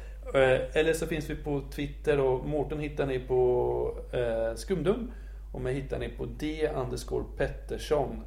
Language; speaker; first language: Swedish; native; Swedish